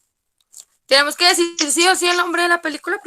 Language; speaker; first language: Spanish; native; Spanish